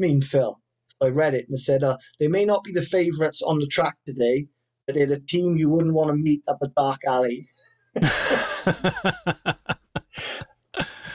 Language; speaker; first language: English; native; English